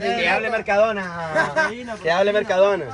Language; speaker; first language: Spanish; native; Spanish